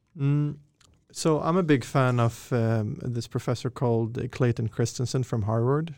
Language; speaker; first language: English; non-native, fluent; Swedish